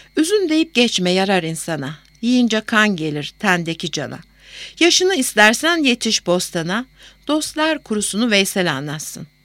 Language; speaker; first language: Turkish; native; Turkish